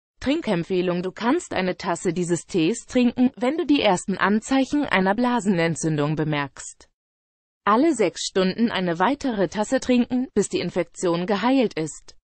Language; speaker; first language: German; native; German